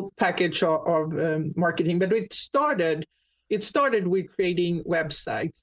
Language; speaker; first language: English; non-native, fluent; Swedish